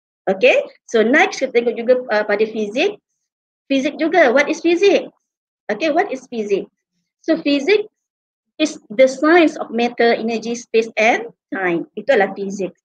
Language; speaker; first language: English; non-native, local second language; Malay